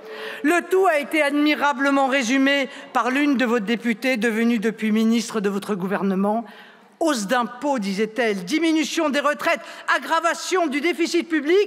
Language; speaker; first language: French; native; French